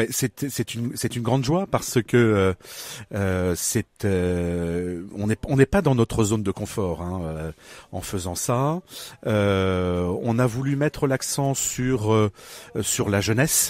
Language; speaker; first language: French; native; French